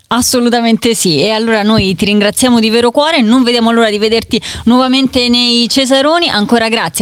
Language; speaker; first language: Italian; native; Italian